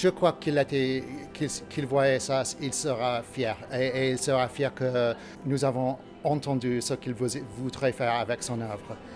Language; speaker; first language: French; non-native, learner; English